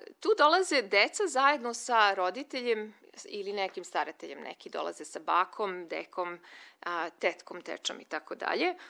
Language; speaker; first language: Serbian; native; Serbian